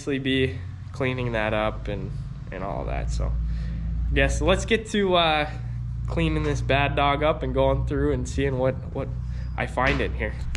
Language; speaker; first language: English; native; English